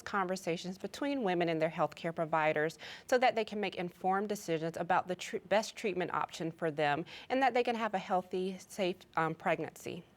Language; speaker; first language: English; native; English